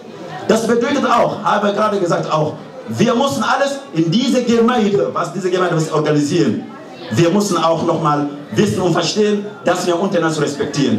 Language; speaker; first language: German; non-native, learner; Fula